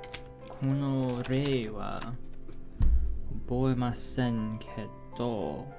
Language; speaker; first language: Japanese; non-native, learner; English